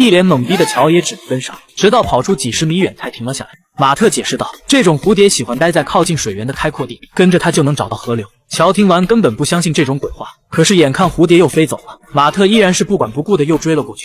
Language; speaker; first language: Chinese; native; Chinese